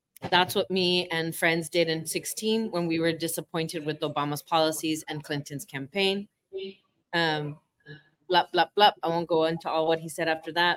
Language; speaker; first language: English; early bilingual, other home language; Spanish